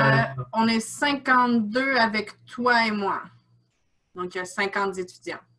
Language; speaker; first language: French; native; French